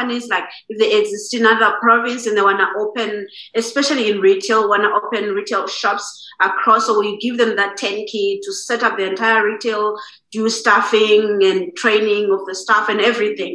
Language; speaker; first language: English; non-native, local second language; Xhosa